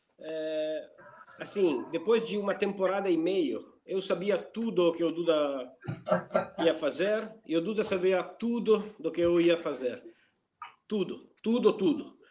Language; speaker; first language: Portuguese; non-native, fluent; Italian